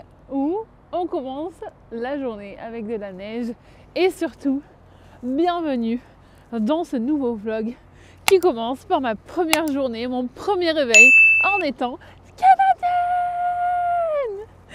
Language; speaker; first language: French; native; French